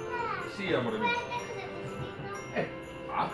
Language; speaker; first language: Italian; native; Italian